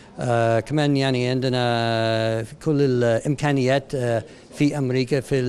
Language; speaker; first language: Arabic; non-native, learner; English